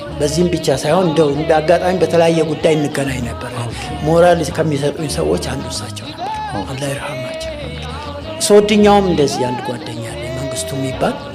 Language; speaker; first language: Amharic; non-native, local second language; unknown